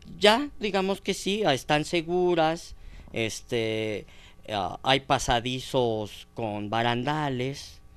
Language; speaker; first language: Spanish; native; Spanish